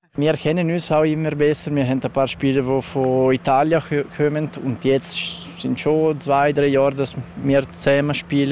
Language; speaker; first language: German; non-native, local second language; Italian